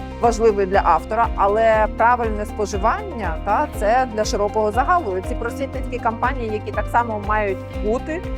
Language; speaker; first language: Ukrainian; native; Ukrainian